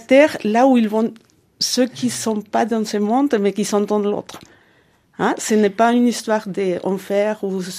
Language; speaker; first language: French; non-native, fluent; Spanish